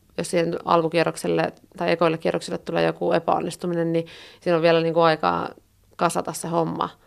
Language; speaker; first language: Finnish; native; Finnish